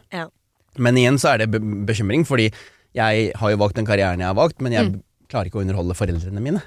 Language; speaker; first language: Norwegian; early bilingual, other home language; Tamil